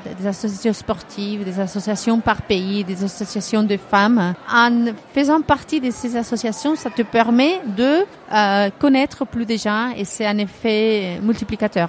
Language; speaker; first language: French; non-native, fluent; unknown